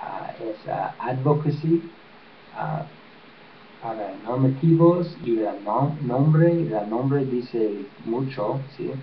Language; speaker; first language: Spanish; non-native, learner; English